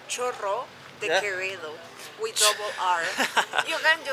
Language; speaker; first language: English; non-native, fluent; Spanish